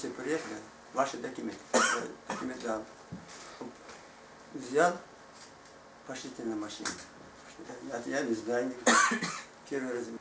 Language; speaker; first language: Russian; non-native, learner; Tajik